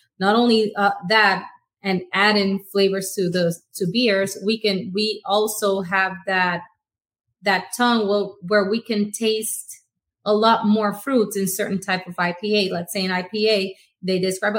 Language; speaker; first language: English; non-native, local second language; Spanish